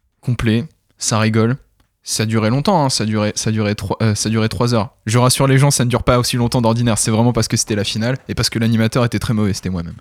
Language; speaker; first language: French; native; French